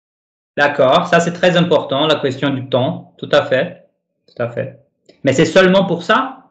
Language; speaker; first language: French; non-native, fluent; Portuguese